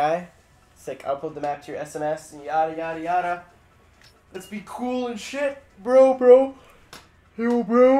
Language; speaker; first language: English; native; English